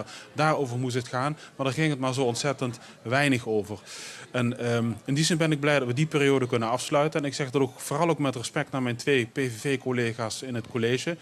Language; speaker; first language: Dutch; native; Dutch